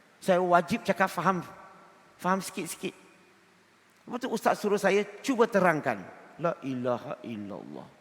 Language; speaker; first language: Malay; non-native, local second language; Chinese